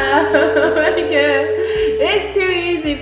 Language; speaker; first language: English; non-native, fluent; Chinese